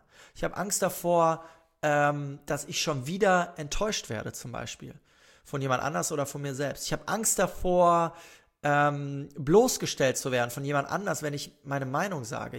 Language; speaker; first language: German; native; German